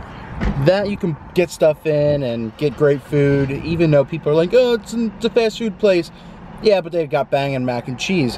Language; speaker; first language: English; native; English